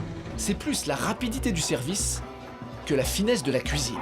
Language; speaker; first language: French; native; French